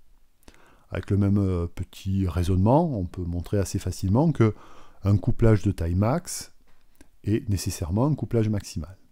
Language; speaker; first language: French; native; French